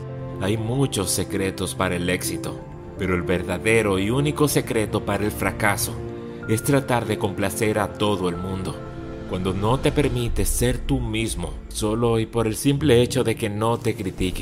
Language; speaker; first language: Spanish; native; Spanish